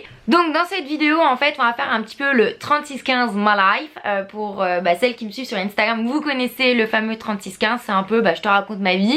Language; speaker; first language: French; native; French